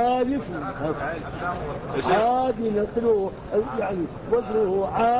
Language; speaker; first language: Arabic; native; Arabic